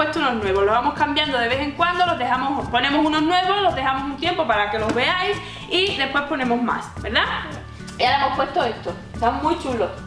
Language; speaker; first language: Spanish; native; Spanish